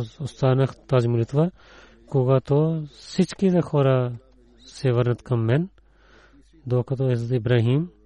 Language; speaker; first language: Bulgarian; non-native, learner; Urdu